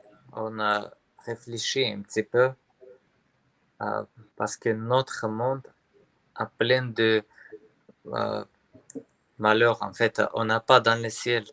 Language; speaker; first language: French; non-native, learner; Armenian